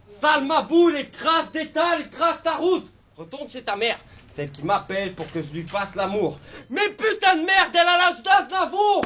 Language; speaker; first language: French; native; French